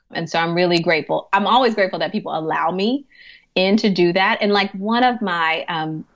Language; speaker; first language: English; native; English